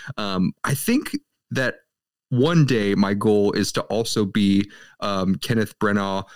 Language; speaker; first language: English; native; English